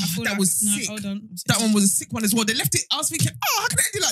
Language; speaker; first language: English; native; English